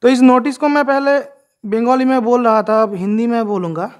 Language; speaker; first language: Hindi; non-native, local second language; Bangla